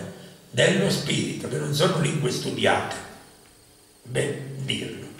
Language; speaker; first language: Italian; native; Italian